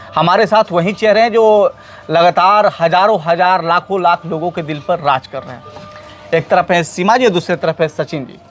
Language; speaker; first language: Hindi; native; Hindi